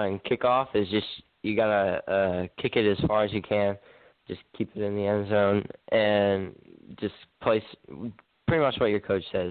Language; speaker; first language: English; native; English